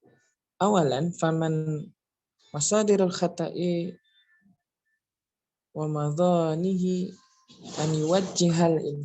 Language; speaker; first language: Arabic; non-native, learner; Indonesian